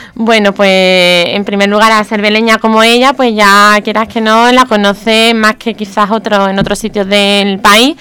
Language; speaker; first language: Spanish; native; Spanish